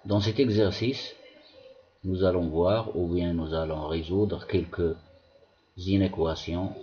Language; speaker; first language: French; non-native, local second language; Arabic